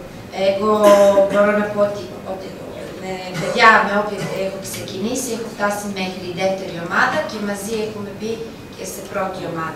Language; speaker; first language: Greek; non-native, fluent; Serbian